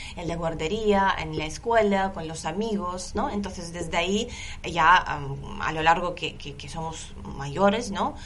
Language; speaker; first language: Spanish; non-native, fluent; Lithuanian